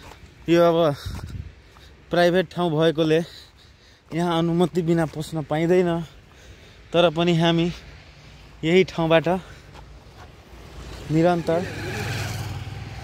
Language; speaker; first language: Nepali; non-native, local second language; Maithili